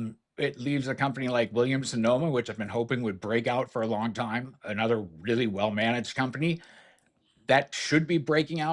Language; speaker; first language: English; native; English